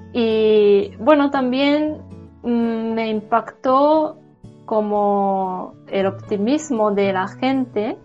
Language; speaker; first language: Spanish; non-native, fluent; Japanese